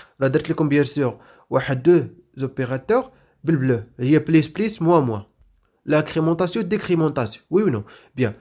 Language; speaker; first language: French; non-native, local second language; Arabic